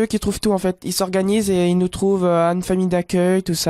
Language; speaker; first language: French; native; French